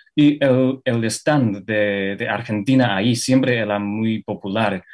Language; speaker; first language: Spanish; non-native, fluent; Chinese